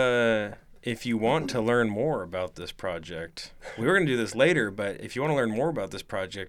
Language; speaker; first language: English; native; English